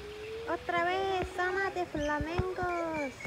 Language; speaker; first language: Spanish; non-native, fluent; Korean